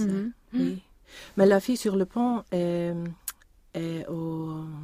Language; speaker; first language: French; non-native, learner; Swedish